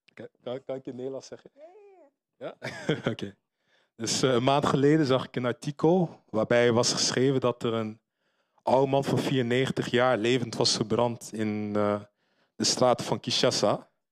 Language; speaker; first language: Dutch; early bilingual, other home language; Lingala